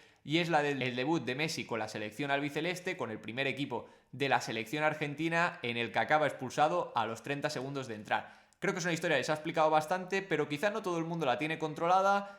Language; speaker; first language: Spanish; native; Spanish